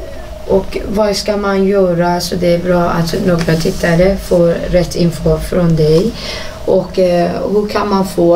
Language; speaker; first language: Swedish; non-native, fluent; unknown